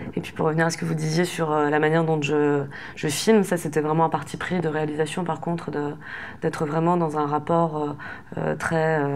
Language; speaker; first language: French; native; French